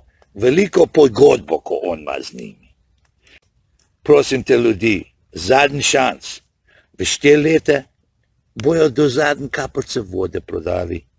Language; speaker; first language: Slovenian; early bilingual, heritage; Slovenian